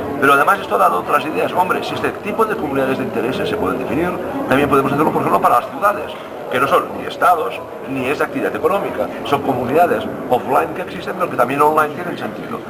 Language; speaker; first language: Spanish; non-native, local second language; Catalan